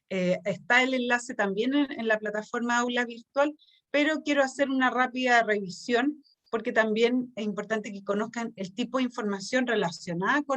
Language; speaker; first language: Spanish; native; Spanish